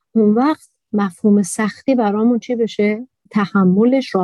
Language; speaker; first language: Persian; native; Persian